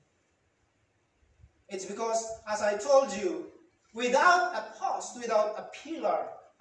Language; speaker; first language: English; non-native, local second language; Filipino